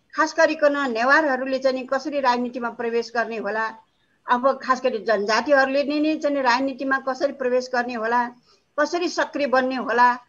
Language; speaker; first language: Nepali; non-native, local second language; Newari